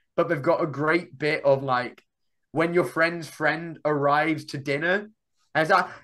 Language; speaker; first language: English; native; English